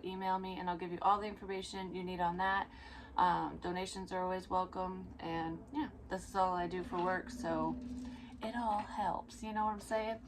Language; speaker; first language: English; native; English